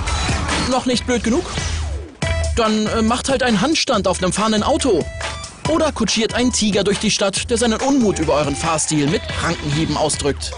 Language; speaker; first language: German; native; German